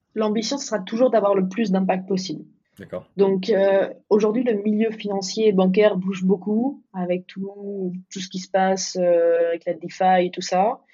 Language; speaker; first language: French; native; French